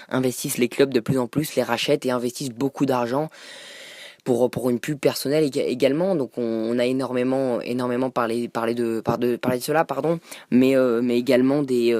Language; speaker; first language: French; native; French